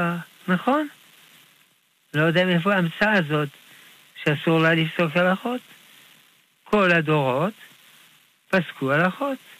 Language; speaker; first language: Hebrew; non-native, fluent; French